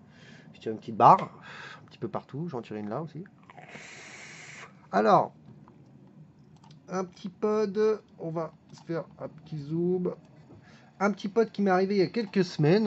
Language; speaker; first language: French; native; French